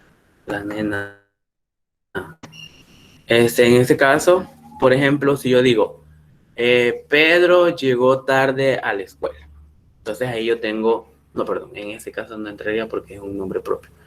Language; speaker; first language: Spanish; native; Spanish